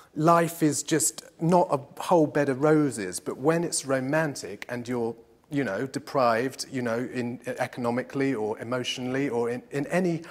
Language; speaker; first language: English; native; English